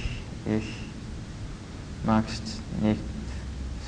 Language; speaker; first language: German; non-native, learner; English